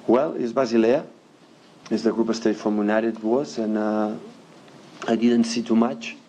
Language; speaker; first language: English; non-native, fluent; Catalan